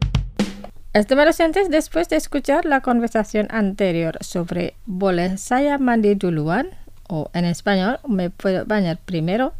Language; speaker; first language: Spanish; non-native, fluent; Indonesian